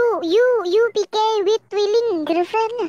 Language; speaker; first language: English; non-native, learner; Indonesian